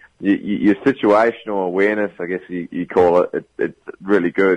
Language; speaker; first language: English; native; English